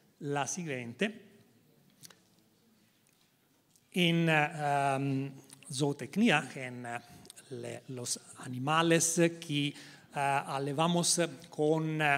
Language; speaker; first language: Spanish; non-native, learner; Italian